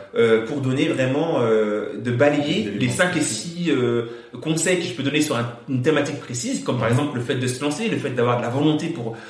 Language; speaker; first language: French; native; French